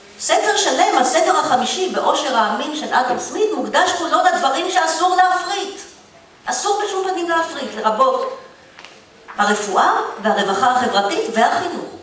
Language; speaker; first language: Hebrew; native; Hebrew